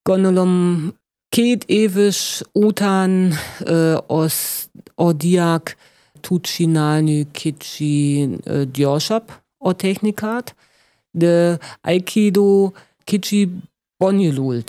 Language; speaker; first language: Hungarian; non-native, learner; German